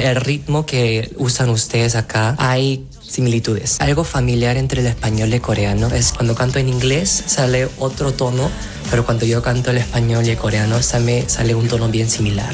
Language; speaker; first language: Spanish; non-native, fluent; Korean